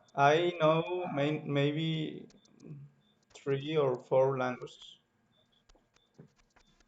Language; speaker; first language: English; non-native, learner; Spanish